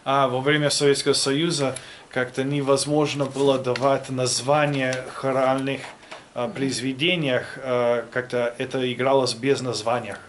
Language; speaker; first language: Russian; non-native, fluent; German